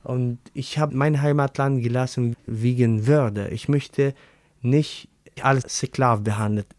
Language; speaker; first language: German; non-native, learner; Arabic